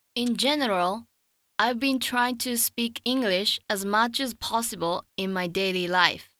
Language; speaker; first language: English; non-native, fluent; Japanese